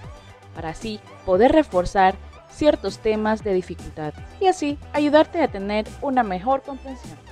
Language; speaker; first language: Spanish; native; Spanish